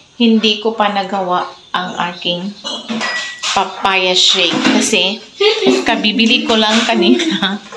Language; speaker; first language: Filipino; non-native, local second language; Cebuano